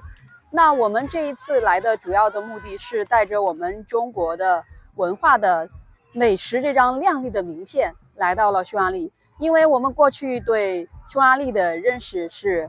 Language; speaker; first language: Chinese; native; Chinese